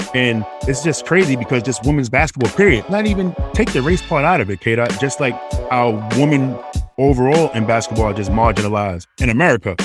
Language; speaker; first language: English; native; English